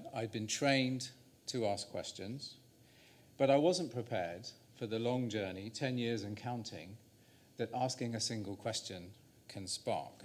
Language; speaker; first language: English; native; English